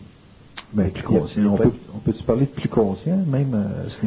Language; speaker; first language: French; native; French